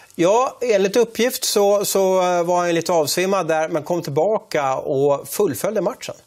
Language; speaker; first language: Swedish; native; Swedish